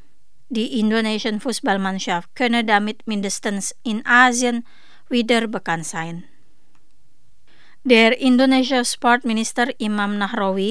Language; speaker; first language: German; non-native, fluent; Indonesian